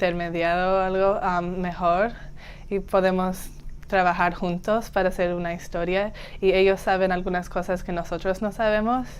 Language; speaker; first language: Spanish; early bilingual, heritage; Spanish